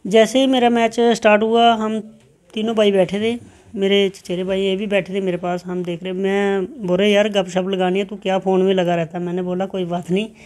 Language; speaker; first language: Hindi; native; Hindi